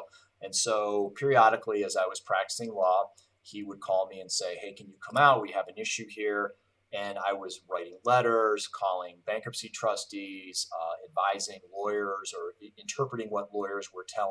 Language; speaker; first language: English; native; English